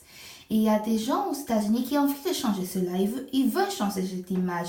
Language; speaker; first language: French; non-native, fluent; English